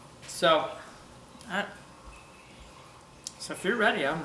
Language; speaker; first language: English; native; English